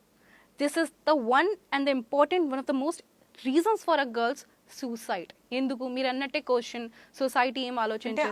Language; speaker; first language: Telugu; non-native, fluent; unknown